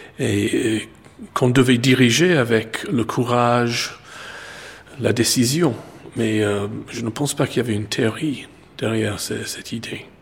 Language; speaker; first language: French; non-native, fluent; English